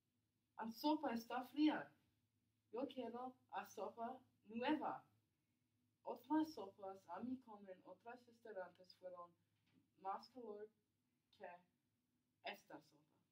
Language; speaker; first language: Spanish; non-native, learner; English